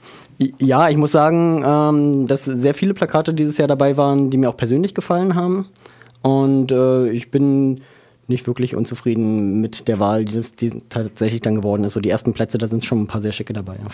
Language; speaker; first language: German; native; German